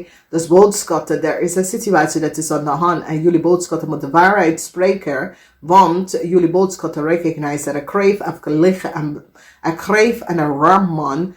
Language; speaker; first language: Dutch; non-native, fluent; English